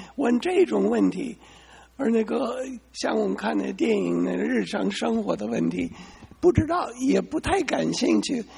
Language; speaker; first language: Chinese; non-native, fluent; English